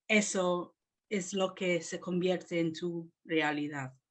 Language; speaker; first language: Spanish; non-native, fluent; English